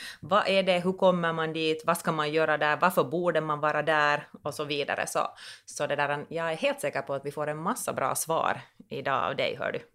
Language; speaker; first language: Swedish; native; Swedish